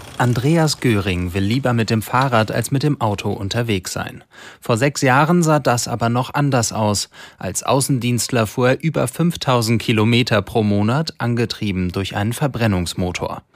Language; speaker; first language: German; native; German